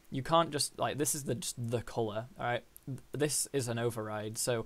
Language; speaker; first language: English; native; English